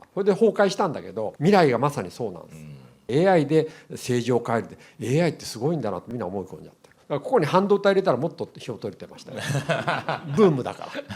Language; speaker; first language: Japanese; native; Japanese